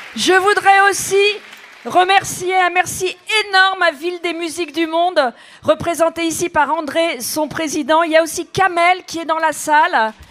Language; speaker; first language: French; native; French